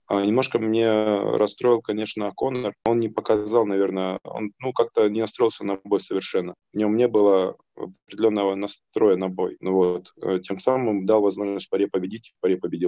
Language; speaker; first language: Russian; native; Russian